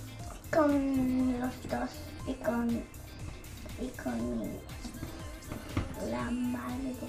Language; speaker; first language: Spanish; early bilingual, heritage; Spanish